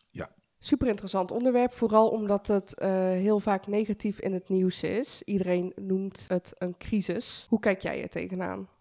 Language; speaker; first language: Dutch; early bilingual, other home language; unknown